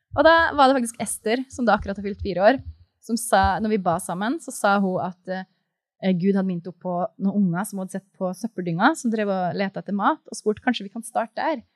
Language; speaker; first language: Norwegian; native; Norwegian